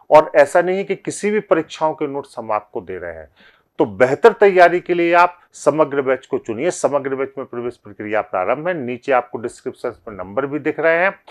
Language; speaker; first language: Hindi; native; Hindi